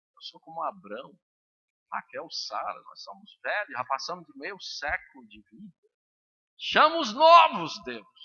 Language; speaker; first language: Portuguese; early bilingual, other home language; English